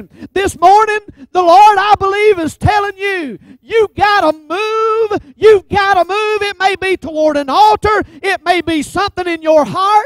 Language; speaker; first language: English; native; English